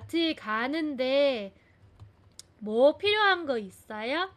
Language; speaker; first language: Korean; non-native, fluent; Filipino